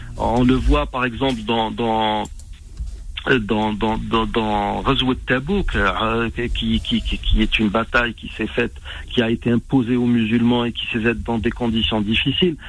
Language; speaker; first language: French; non-native, local second language; Arabic